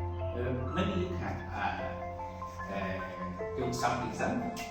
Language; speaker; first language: English; non-native, learner; Chinese